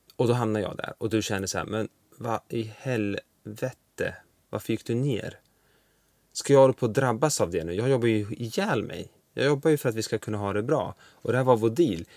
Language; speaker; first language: Swedish; early bilingual, other home language; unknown